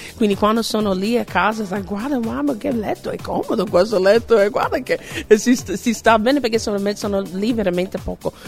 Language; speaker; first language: Italian; non-native, fluent; English